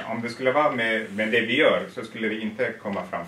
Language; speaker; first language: Swedish; non-native, fluent; Tigrinya